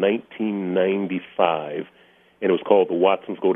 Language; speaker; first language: English; native; English